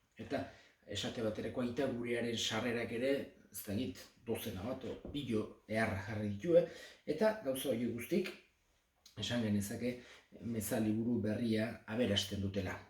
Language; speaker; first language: Basque; native; Basque